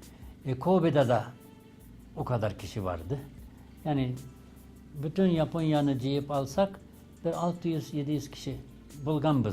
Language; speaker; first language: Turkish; non-native, learner; Tatar